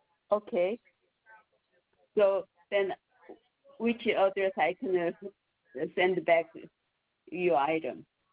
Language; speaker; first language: English; non-native, learner; Korean